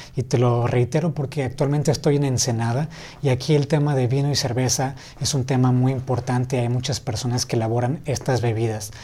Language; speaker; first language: Spanish; native; Spanish